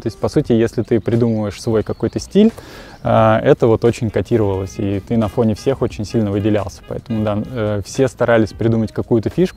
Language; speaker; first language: Russian; native; Russian